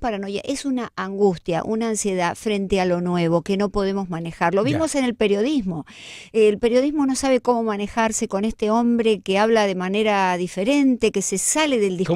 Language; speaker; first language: Spanish; native; Spanish